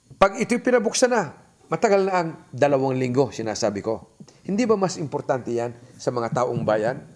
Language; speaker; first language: Filipino; native; Filipino